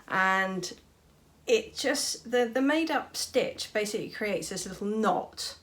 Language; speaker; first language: English; native; English